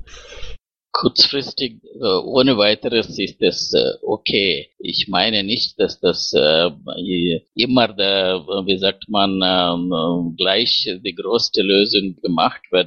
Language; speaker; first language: German; non-native, fluent; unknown